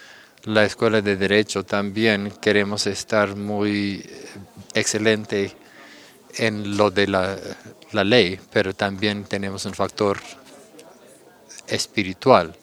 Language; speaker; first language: Spanish; non-native, fluent; English